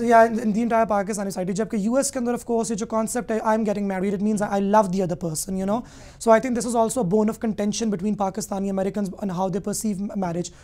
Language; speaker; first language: English; non-native, local second language; Hindi